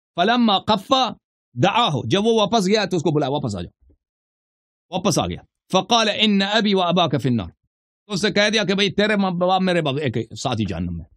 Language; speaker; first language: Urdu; non-native, fluent; Persian